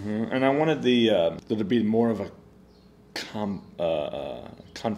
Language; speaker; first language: English; native; English